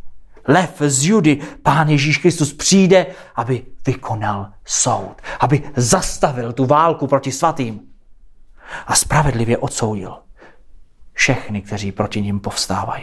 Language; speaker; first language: Czech; native; Czech